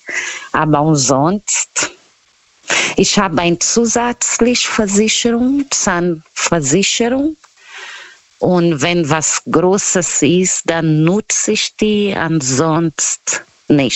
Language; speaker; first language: German; non-native, fluent; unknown